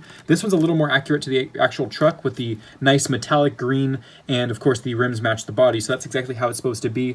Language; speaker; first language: English; native; English